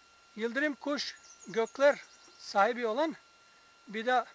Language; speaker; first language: Turkish; non-native, fluent; English